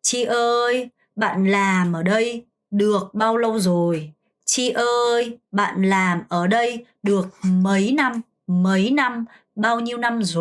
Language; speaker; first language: Vietnamese; non-native, fluent; Korean